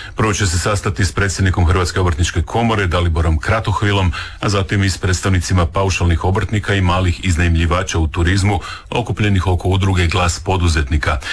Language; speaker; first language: Croatian; native; Croatian